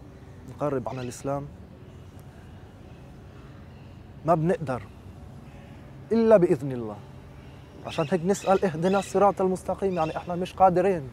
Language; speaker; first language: Arabic; non-native, fluent; French